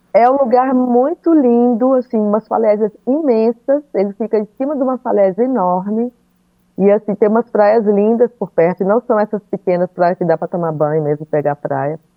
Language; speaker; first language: Portuguese; native; Portuguese